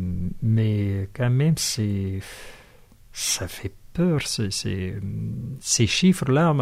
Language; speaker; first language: French; non-native, fluent; Arabic